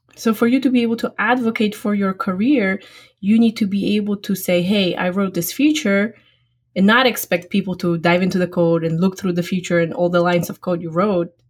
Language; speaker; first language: English; non-native, fluent; Polish